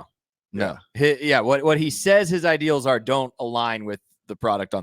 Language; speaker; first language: English; native; English